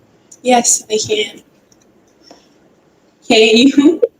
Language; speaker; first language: English; non-native, fluent; Hebrew